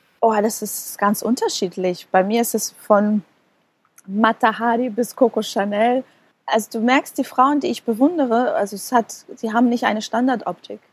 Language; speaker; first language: German; non-native, fluent; Portuguese